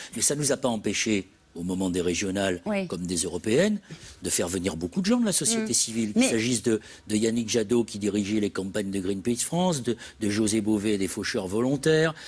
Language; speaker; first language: French; native; French